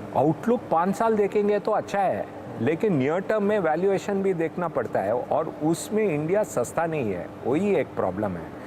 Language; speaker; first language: Hindi; non-native, local second language; Tamil